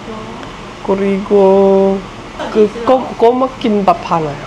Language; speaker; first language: Korean; non-native, learner; Filipino